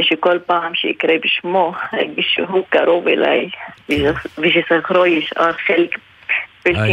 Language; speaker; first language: Hebrew; non-native, local second language; Arabic